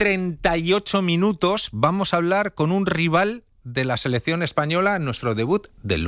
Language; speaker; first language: Spanish; native; Spanish